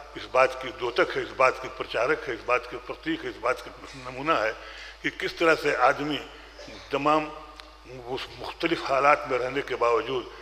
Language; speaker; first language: Urdu; native; Urdu